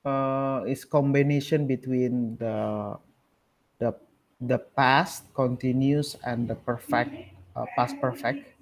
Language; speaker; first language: English; non-native, learner; Indonesian